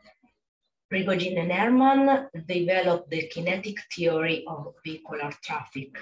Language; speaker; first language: English; non-native, fluent; Italian